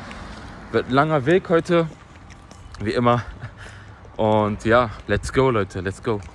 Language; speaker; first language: German; early bilingual, other home language; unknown